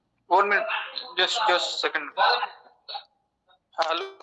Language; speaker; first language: English; non-native, learner; Hindi